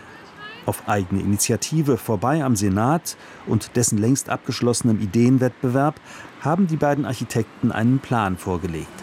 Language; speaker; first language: German; native; German